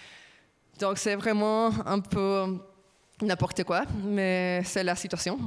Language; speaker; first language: French; non-native, fluent; Spanish